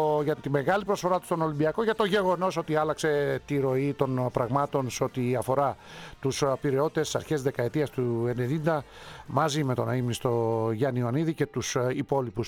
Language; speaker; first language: Greek; native; Greek